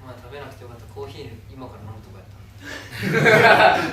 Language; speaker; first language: Japanese; native; Japanese